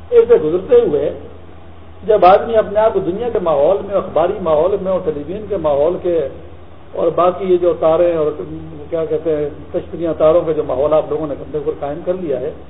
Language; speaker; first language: Urdu; non-native, local second language; Pashto